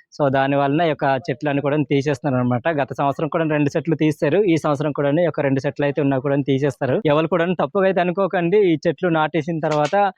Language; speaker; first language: Telugu; non-native, local second language; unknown